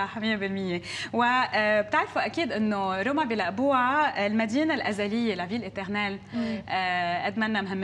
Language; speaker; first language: Arabic; native; Arabic